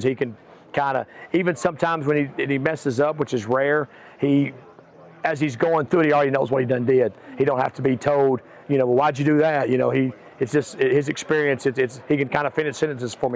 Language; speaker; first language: English; native; English